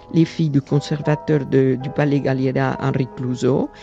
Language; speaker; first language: French; non-native, fluent; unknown